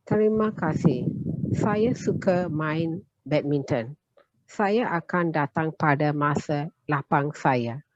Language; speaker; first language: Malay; non-native, learner; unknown